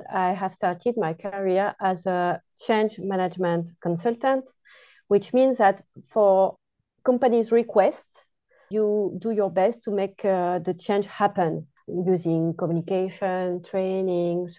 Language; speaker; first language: English; non-native, fluent; French